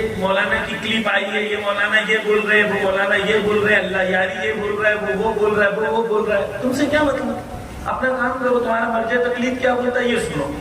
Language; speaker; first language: Urdu; native; Urdu